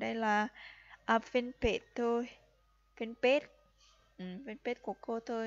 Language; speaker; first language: Vietnamese; non-native, fluent; Lao